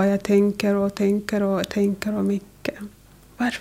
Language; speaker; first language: Swedish; non-native, learner; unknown